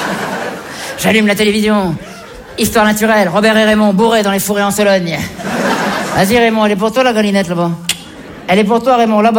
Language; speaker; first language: French; native; French